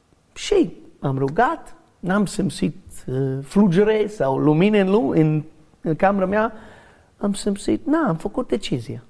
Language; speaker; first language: Romanian; non-native, learner; English